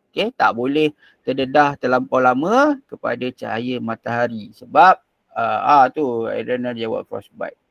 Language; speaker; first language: Malay; native; Malay